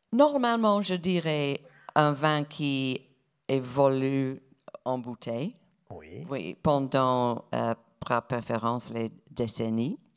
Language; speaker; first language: French; non-native, fluent; English